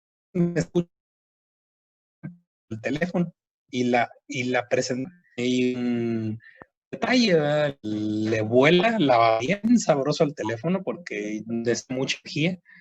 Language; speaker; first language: Spanish; native; Spanish